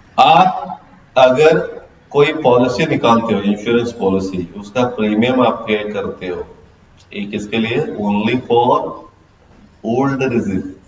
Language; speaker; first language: Hindi; non-native, local second language; Marathi